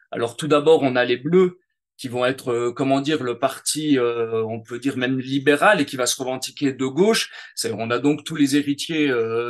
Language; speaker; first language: French; native; French